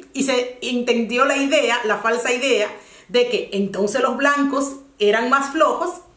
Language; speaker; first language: Spanish; native; Spanish